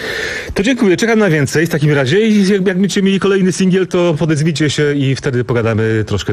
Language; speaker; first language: Polish; native; Polish